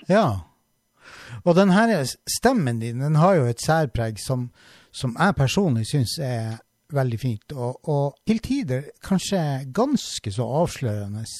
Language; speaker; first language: Norwegian; native; Norwegian